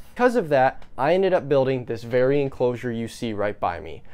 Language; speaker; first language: English; native; English